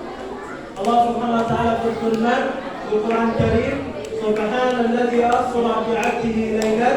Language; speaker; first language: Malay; non-native, learner; Arabic